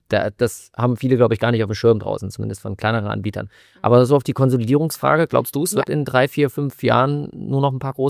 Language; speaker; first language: German; native; German